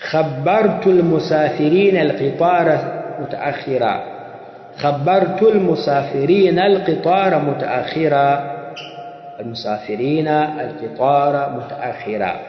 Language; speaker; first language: Arabic; non-native, fluent; Swahili